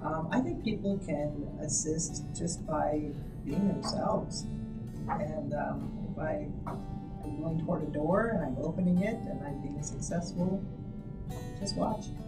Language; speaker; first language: English; native; English